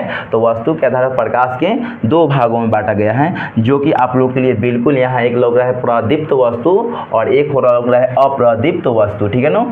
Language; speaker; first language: Hindi; native; Hindi